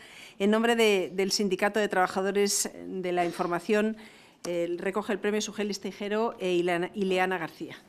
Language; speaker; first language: Spanish; native; Spanish